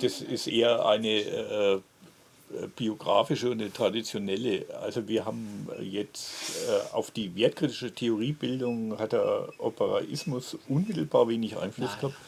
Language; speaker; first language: German; native; German